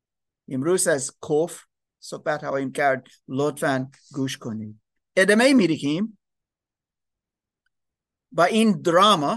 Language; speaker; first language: Persian; non-native, learner; English